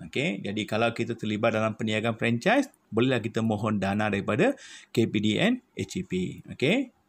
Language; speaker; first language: Malay; non-native, local second language; Malayalam